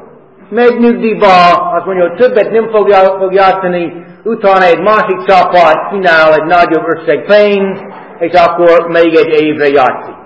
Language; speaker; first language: Hungarian; non-native, fluent; English